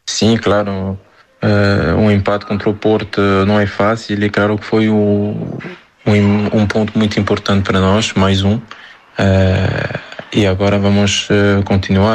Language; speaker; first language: Portuguese; non-native, fluent; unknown